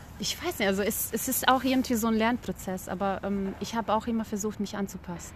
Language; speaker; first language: German; early bilingual, other home language; Bosnian